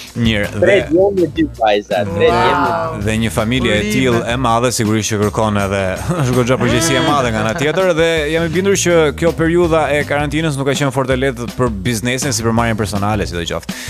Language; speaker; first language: Albanian; native; Albanian